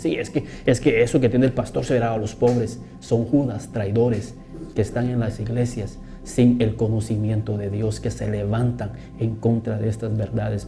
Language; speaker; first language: Spanish; native; Spanish